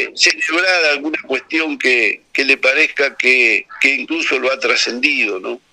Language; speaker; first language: Spanish; native; Spanish